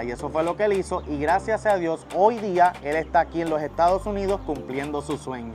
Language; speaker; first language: Spanish; native; Spanish